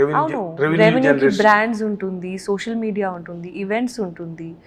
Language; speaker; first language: Telugu; non-native, learner; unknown